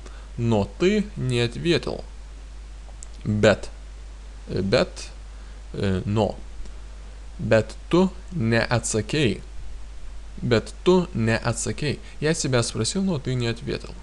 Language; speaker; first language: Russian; non-native, fluent; Lithuanian